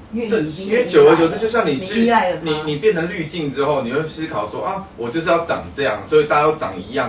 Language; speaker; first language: Chinese; native; Chinese